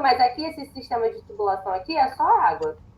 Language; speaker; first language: Portuguese; native; Portuguese